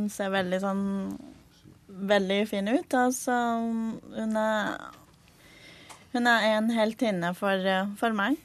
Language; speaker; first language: Norwegian; non-native, learner; Burmese